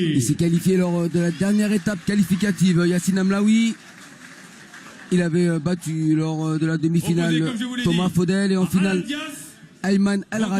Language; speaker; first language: French; native; French